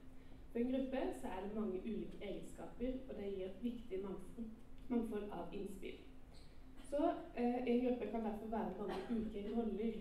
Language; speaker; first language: Norwegian; native; Norwegian